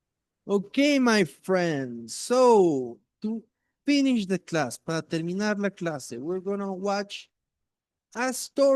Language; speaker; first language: English; non-native, fluent; Spanish